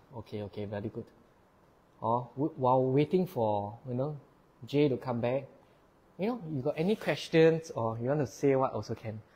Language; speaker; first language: English; non-native, local second language; Chinese